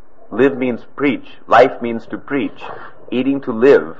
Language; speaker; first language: English; native; English